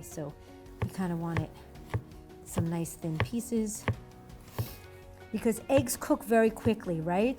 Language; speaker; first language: English; native; English